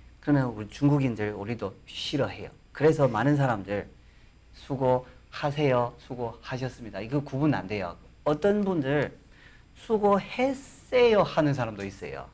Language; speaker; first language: Korean; non-native, fluent; Chinese